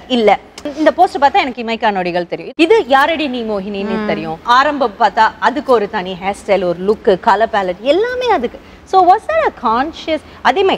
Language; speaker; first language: Tamil; native; Tamil